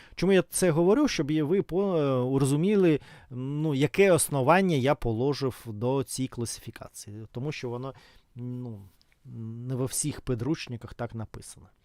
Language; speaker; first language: Ukrainian; non-native, local second language; Russian